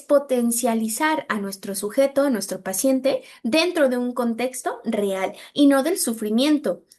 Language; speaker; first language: Spanish; native; Spanish